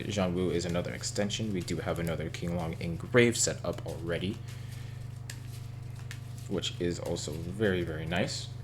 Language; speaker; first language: English; native; English